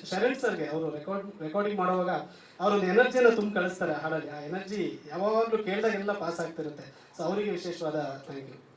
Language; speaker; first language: Kannada; native; Kannada